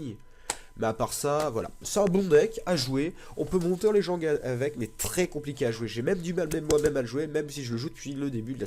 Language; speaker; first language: French; native; French